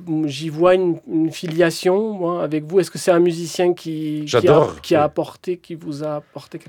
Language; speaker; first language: French; native; French